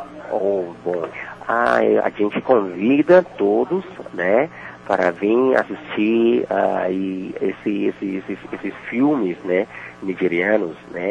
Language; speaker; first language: Portuguese; non-native, fluent; Yoruba